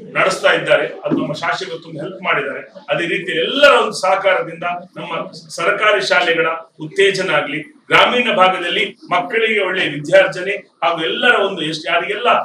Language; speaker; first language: Kannada; native; Kannada